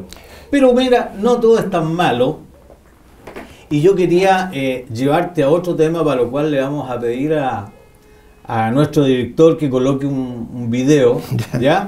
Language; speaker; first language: Spanish; native; Spanish